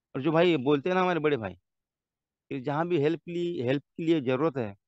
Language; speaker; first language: Hindi; non-native, local second language; Marathi